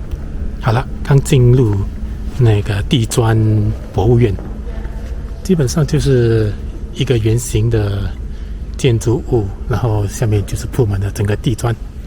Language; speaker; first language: Chinese; native; Chinese